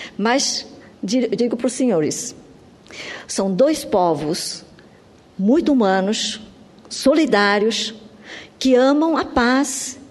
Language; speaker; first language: Portuguese; early bilingual, other home language; Japanese